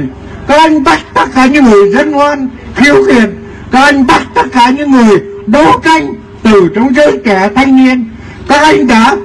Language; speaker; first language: Vietnamese; native; Vietnamese